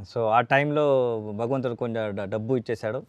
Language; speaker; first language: Telugu; non-native, learner; Kannada